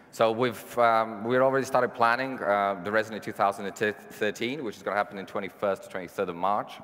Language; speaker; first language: English; non-native, fluent; Serbian